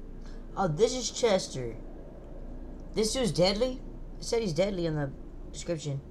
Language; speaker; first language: English; native; English